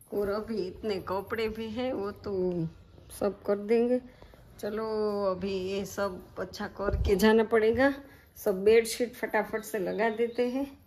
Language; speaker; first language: Hindi; non-native, local second language; Gujarati